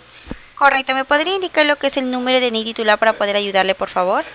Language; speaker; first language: Spanish; native; Spanish